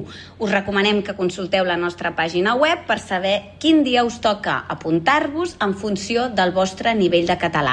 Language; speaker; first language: Catalan; native; Catalan